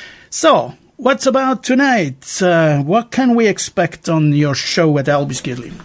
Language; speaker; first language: English; non-native, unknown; German